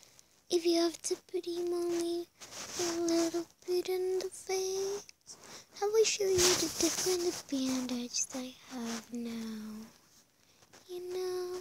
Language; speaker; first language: English; non-native, learner; Spanish